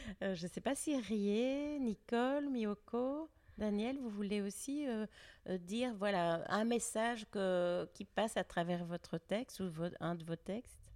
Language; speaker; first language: French; native; French